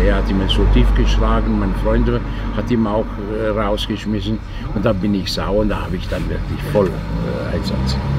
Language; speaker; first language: German; non-native, fluent; Italian